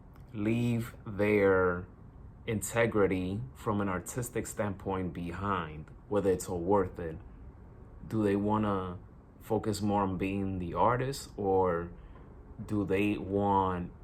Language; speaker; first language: English; native; English